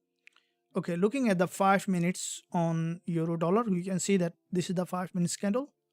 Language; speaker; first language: English; non-native, fluent; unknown